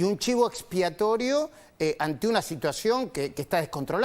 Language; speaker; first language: Spanish; native; Spanish